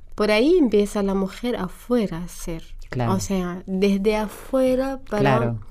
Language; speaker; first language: Spanish; non-native, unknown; Arabic